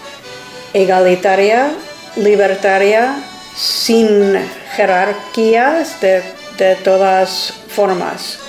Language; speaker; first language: Spanish; non-native, fluent; English